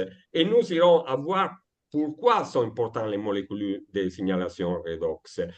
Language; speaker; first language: French; non-native, learner; Italian